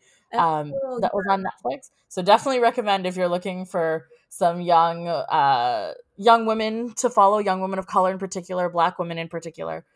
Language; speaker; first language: English; native; English